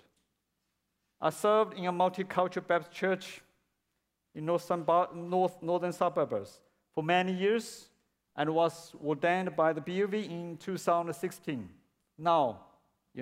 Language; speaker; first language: English; non-native, fluent; Chinese